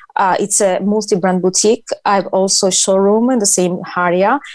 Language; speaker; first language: English; non-native, fluent; Italian